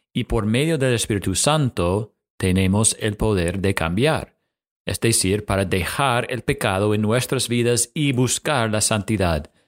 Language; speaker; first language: Spanish; non-native, fluent; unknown